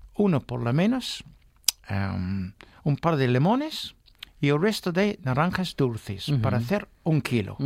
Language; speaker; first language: Spanish; non-native, fluent; English